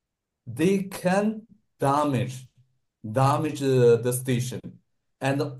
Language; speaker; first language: English; non-native, learner; Russian